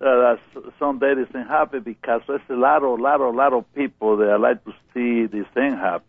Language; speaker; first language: English; non-native, learner; Spanish